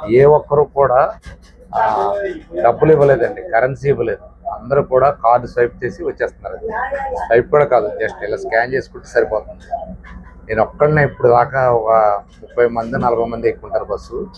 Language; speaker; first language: Telugu; native; Telugu